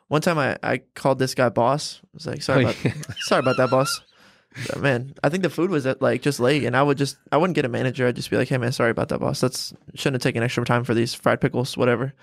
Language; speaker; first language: English; native; English